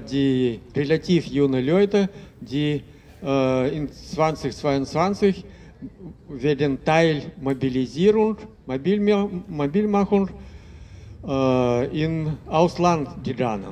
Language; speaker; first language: German; non-native, fluent; Russian